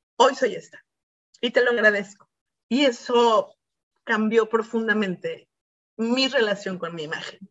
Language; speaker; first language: Spanish; native; Spanish